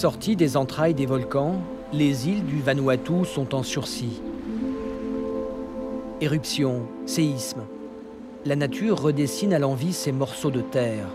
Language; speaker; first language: French; native; French